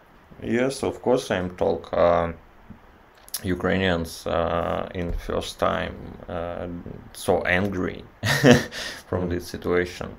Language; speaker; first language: English; non-native, learner; Russian